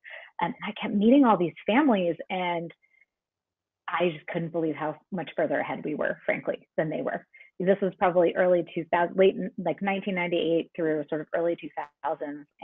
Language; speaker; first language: English; native; English